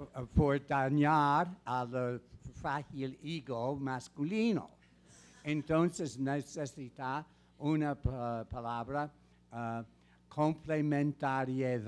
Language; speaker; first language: Spanish; non-native, fluent; English